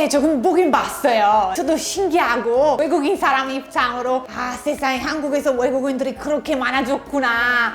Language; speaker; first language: Korean; non-native, fluent; Italian